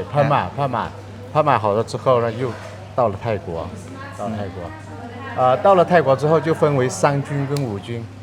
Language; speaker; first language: Chinese; early bilingual, heritage; Chinese